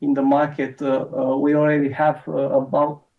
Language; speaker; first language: English; non-native, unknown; Romanian